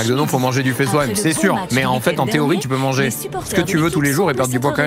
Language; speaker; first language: French; native; French